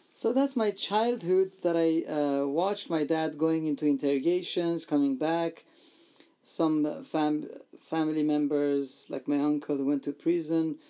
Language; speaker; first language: English; non-native, fluent; Armenian